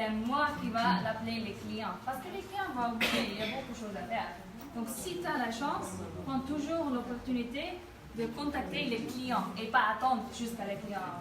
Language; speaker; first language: French; non-native, fluent; Dutch